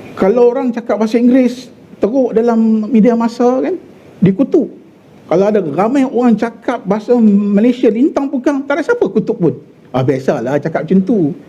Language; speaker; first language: Malay; native; Malay